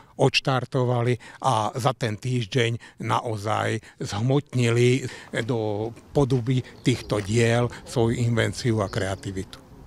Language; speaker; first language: Slovak; native; Slovak